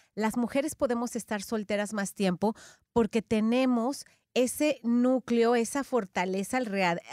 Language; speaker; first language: Spanish; native; Spanish